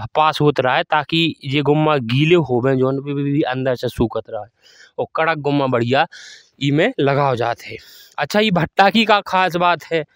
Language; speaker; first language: Hindi; native; Hindi